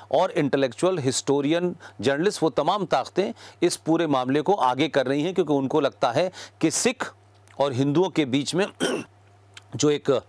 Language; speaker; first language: Hindi; native; Hindi